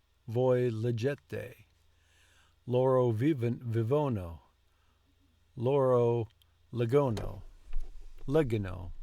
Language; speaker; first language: Italian; non-native, learner; English